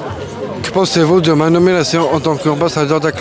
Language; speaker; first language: French; native; French